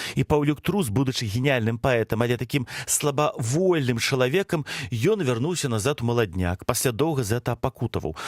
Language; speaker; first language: Belarusian; non-native, local second language; Russian